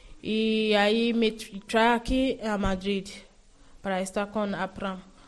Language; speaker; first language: Spanish; non-native, learner; Yoruba